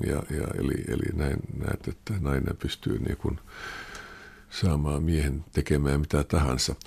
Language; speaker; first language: Finnish; non-native, local second language; Swedish